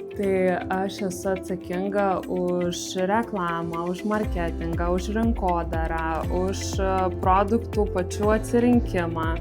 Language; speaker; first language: Lithuanian; native; Lithuanian